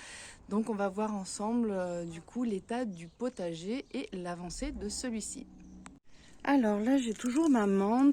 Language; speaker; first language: French; native; French